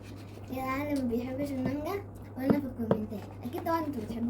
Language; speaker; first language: Arabic; native; Arabic